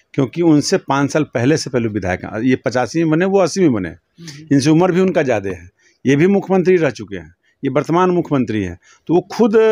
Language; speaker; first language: Hindi; native; Hindi